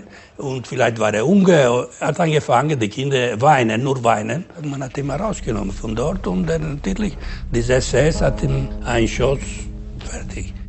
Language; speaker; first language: German; non-native, learner; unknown